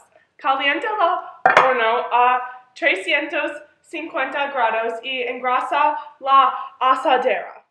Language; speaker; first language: Spanish; non-native, learner; English